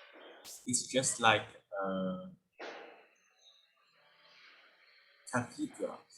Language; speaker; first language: English; non-native, learner; Vietnamese